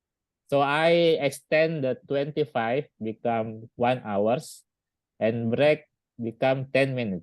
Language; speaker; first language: English; non-native, learner; Indonesian